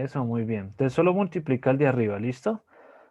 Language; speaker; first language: Spanish; native; Spanish